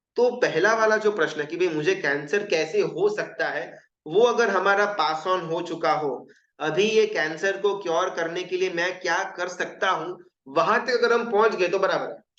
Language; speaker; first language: Hindi; non-native, local second language; Gujarati